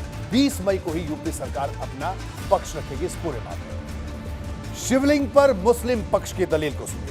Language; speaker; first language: Hindi; native; Hindi